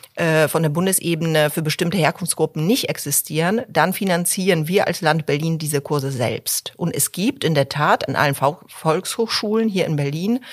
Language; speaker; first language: German; early bilingual, other home language; Polish